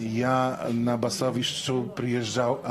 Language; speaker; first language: Polish; non-native, learner; Belarusian